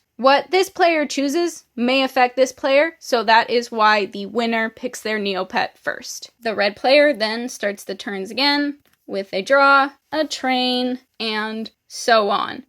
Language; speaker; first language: English; native; English